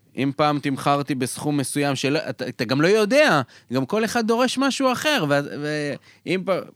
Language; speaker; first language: Hebrew; early bilingual, other home language; Russian